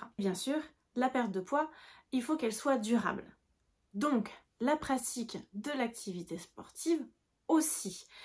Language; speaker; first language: French; native; French